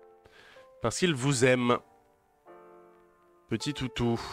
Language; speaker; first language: French; native; French